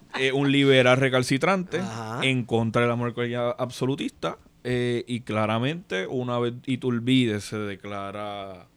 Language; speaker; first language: Spanish; native; Spanish